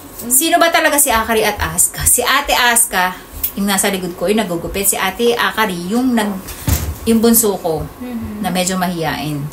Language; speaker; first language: Filipino; native; Filipino